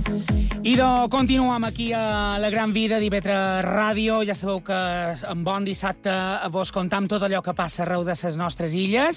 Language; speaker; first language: Catalan; native; Catalan